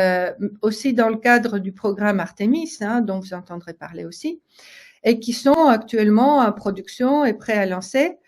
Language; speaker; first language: French; native; French